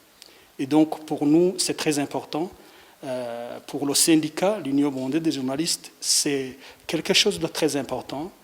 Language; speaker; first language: French; non-native, local second language; Rundi